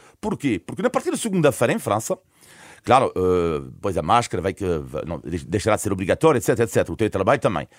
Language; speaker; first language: Portuguese; non-native, fluent; French